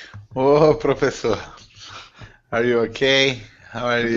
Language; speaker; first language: English; non-native, learner; Portuguese